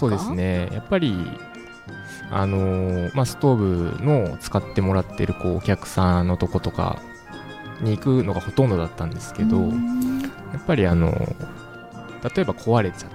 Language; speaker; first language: Japanese; native; Japanese